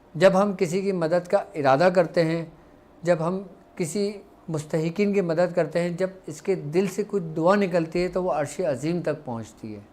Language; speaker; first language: Urdu; native; Urdu